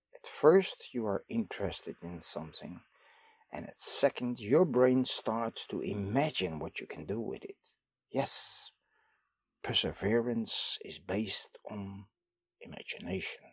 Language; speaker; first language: English; non-native, fluent; Dutch